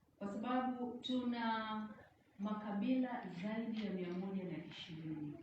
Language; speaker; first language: Swahili; native; Swahili